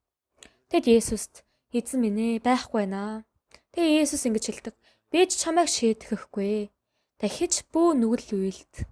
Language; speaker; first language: Mongolian; non-native, fluent; Korean